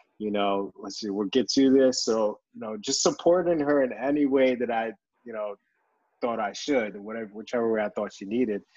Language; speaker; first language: English; early bilingual, other home language; Yoruba